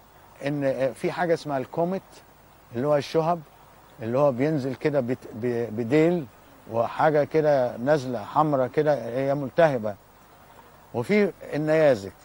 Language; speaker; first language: Arabic; native; Arabic